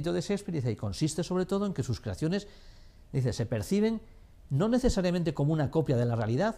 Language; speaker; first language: Spanish; native; Spanish